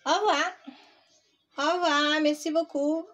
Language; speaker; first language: French; non-native, learner; Portuguese